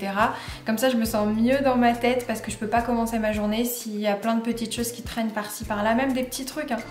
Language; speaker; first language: French; native; French